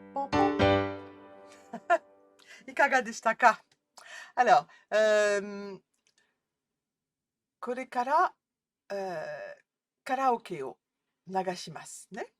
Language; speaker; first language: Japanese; non-native, fluent; French